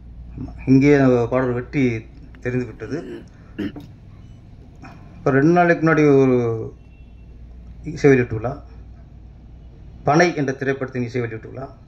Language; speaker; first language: Tamil; native; Tamil